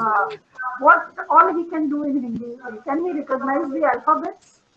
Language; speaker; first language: English; non-native, local second language; Hindi